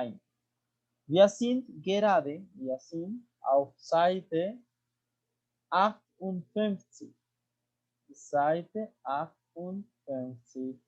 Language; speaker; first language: German; non-native, learner; Spanish